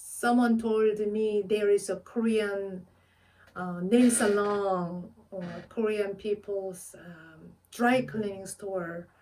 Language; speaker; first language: English; non-native, fluent; Korean